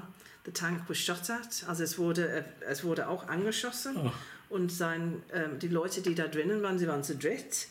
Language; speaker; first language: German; non-native, fluent; English